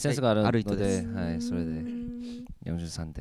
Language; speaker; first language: Japanese; non-native, learner; Korean